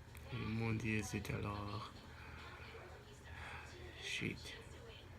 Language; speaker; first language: French; non-native, local second language; English